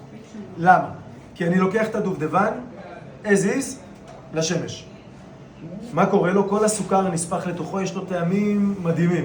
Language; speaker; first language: Hebrew; native; Hebrew